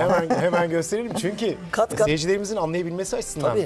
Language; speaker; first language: Turkish; native; Turkish